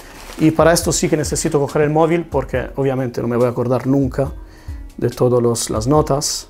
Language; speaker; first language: Spanish; non-native, fluent; Italian